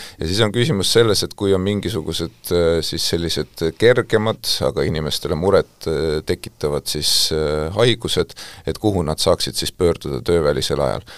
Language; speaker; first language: Estonian; non-native, local second language; Russian